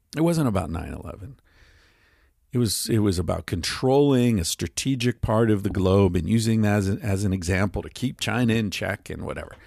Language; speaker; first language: English; native; English